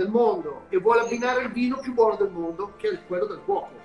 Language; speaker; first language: Italian; non-native, fluent; Russian